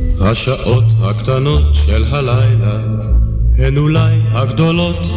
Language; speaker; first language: Hebrew; native; Hebrew